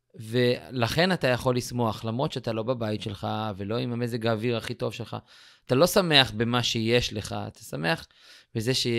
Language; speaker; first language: Hebrew; native; Hebrew